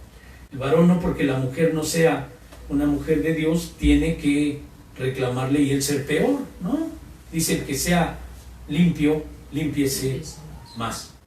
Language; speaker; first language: Spanish; native; Spanish